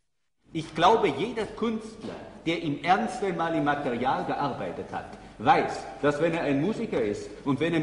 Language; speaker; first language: German; native; German